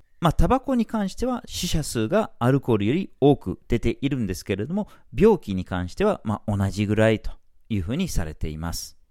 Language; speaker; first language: Japanese; non-native, fluent; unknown